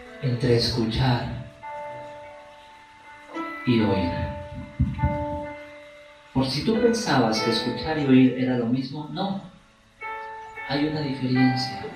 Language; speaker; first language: Spanish; native; Spanish